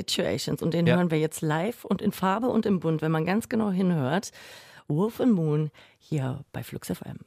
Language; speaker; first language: German; native; German